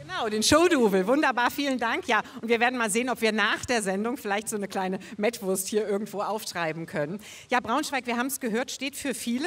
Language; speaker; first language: German; native; German